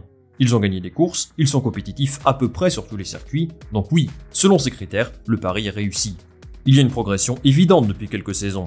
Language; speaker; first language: French; native; French